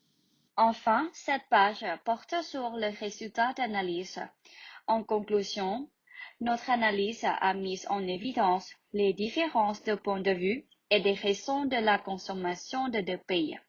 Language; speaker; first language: French; non-native, learner; Thai